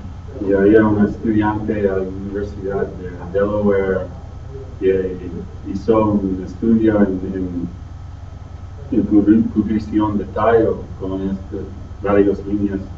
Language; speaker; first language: Spanish; non-native, fluent; English